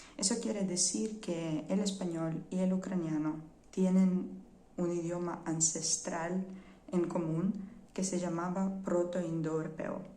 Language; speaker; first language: Spanish; non-native, fluent; Ukrainian